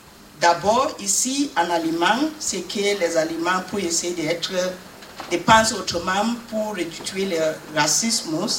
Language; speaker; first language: French; non-native, learner; English